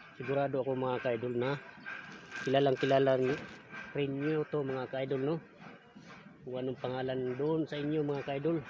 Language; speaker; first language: Filipino; non-native, local second language; Cebuano